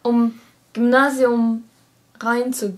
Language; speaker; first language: German; non-native, learner; Japanese